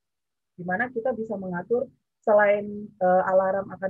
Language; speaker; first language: Indonesian; native; Indonesian